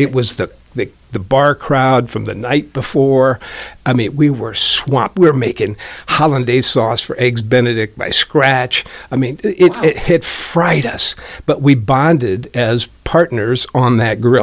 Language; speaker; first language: English; native; English